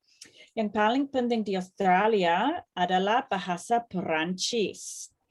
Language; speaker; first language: Indonesian; non-native, fluent; English